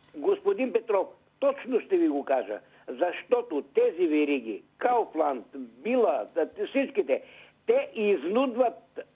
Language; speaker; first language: Bulgarian; native; Bulgarian